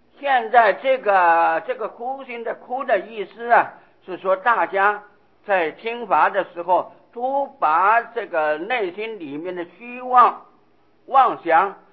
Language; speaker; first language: Chinese; non-native, local second language; Hakka Chinese